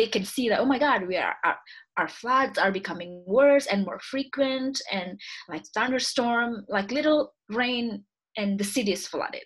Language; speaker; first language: English; non-native, fluent; Indonesian